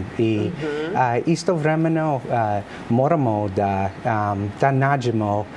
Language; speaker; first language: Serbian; non-native, learner; English